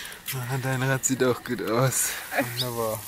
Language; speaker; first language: German; native; German